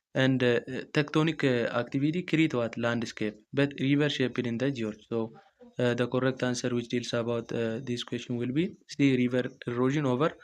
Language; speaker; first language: English; non-native, local second language; Amharic